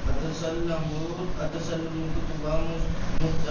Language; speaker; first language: Arabic; non-native, learner; Urdu